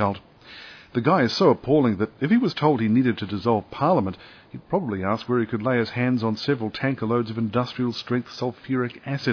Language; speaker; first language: English; native; English